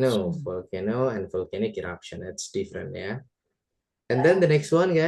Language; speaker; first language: English; non-native, fluent; Indonesian